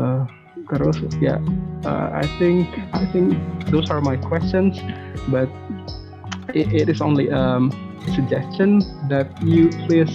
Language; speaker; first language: English; non-native, fluent; Indonesian